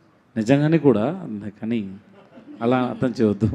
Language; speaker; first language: Telugu; non-native, learner; Tamil